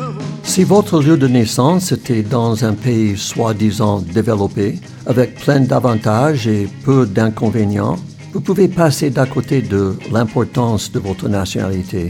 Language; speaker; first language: French; non-native, fluent; English